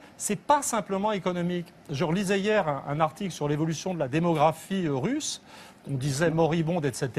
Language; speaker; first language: French; native; French